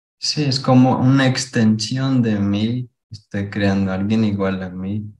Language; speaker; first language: Spanish; non-native, fluent; Portuguese